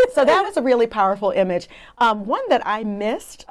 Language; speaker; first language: English; native; English